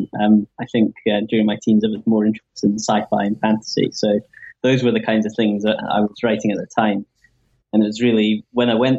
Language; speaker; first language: English; native; English